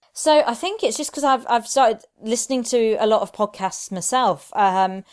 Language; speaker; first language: English; native; English